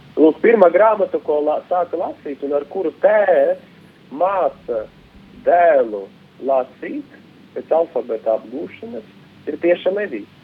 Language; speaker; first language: Latvian; non-native, local second language; Russian